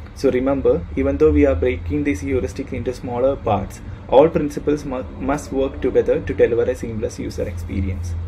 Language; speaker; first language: English; non-native, local second language; Malayalam